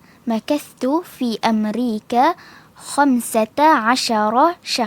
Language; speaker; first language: Arabic; non-native, learner; Malay